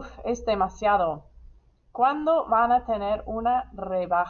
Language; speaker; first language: Spanish; non-native, fluent; English